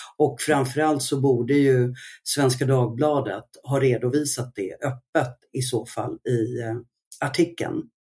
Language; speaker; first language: Swedish; early bilingual, other home language; Arabic